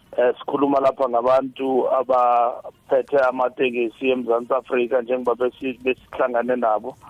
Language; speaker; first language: Zulu; non-native, local second language; Xhosa